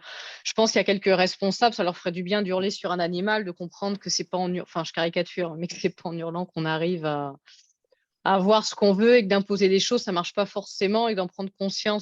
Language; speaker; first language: French; native; French